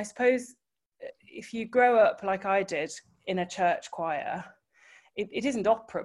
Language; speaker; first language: English; native; English